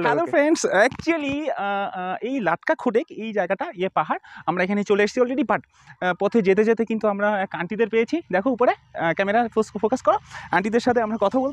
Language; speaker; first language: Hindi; non-native, learner; Bangla